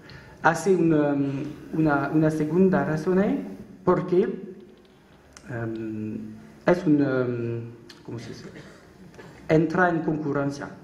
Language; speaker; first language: Spanish; non-native, learner; French